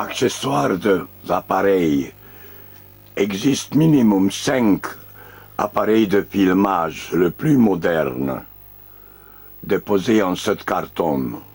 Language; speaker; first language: French; non-native, learner; Romanian